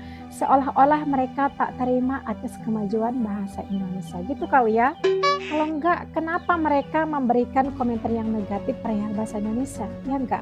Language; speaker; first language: Indonesian; native; Indonesian